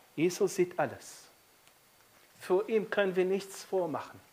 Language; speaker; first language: German; non-native, fluent; Arabic